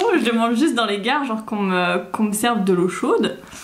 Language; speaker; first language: French; native; French